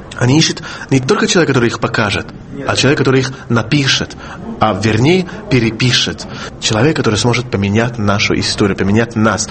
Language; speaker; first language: Russian; non-native, fluent; Hebrew